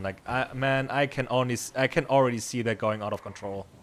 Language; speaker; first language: English; non-native, fluent; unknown